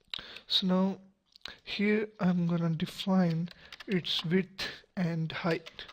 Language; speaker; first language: English; non-native, local second language; Urdu